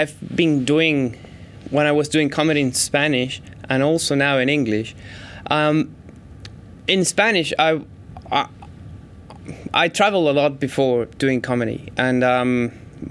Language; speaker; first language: English; non-native, fluent; Spanish